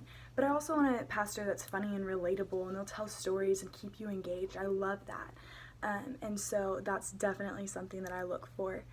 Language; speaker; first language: English; native; English